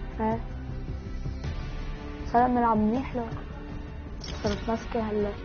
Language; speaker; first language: Arabic; native; Arabic